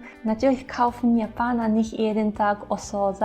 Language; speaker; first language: German; non-native, fluent; Japanese